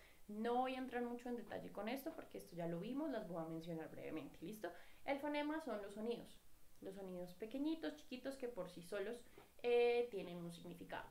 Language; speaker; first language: Spanish; native; Spanish